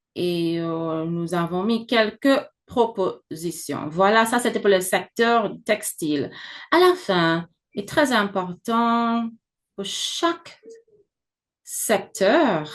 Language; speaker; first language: French; non-native, fluent; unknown